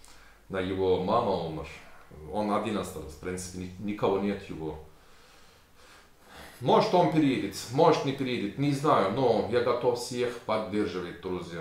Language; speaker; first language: Russian; non-native, learner; Turkish